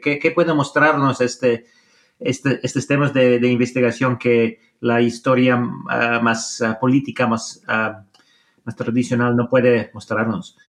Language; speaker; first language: Spanish; non-native, fluent; English